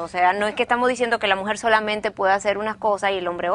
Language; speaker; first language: Spanish; native; Spanish